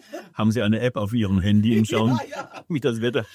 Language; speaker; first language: German; native; German